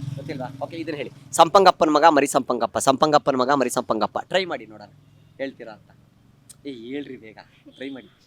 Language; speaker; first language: Kannada; native; Kannada